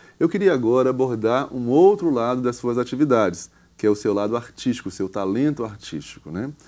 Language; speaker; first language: Portuguese; native; Portuguese